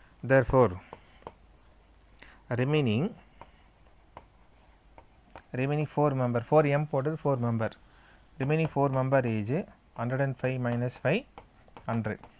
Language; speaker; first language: English; non-native, local second language; Tamil